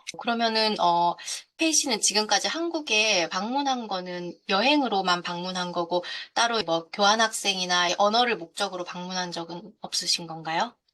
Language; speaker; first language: Korean; native; Korean